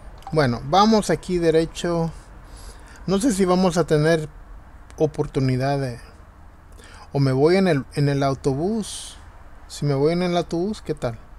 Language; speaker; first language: Spanish; native; Spanish